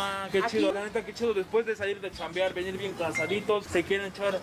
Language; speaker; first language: Spanish; native; Spanish